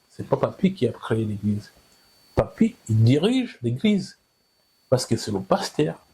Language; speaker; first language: French; non-native, fluent; Kinyarwanda